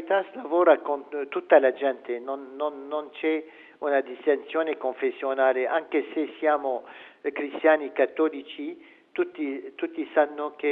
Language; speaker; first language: Italian; non-native, fluent; Arabic